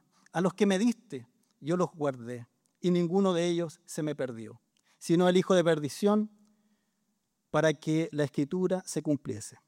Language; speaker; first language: Spanish; native; Spanish